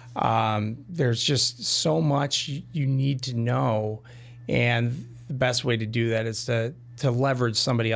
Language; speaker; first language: English; native; English